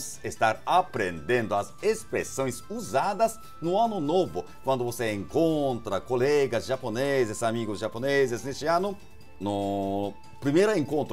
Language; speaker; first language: Portuguese; non-native, fluent; Japanese